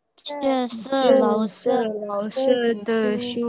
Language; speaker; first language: Chinese; non-native, learner; Indonesian